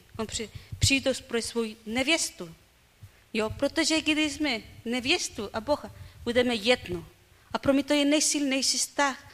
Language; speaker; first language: Czech; non-native, learner; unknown